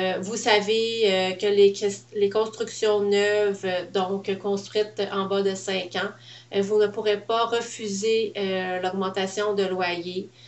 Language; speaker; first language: French; native; French